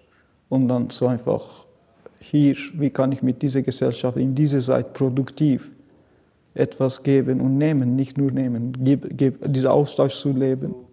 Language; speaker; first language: German; non-native, learner; Kurdish